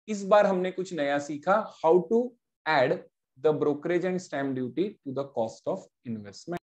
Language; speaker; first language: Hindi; non-native, local second language; Marathi